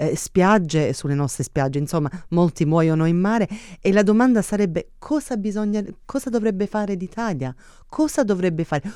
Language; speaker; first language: Italian; early bilingual, heritage; Italian